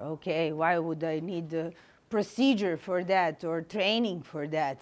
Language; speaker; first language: English; non-native, fluent; Serbian